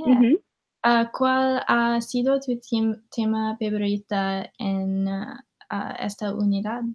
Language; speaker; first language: Spanish; non-native, learner; English